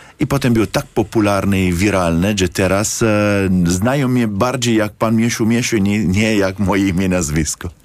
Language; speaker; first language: Polish; non-native, learner; Italian